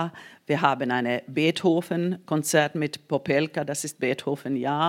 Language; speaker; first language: German; non-native, fluent; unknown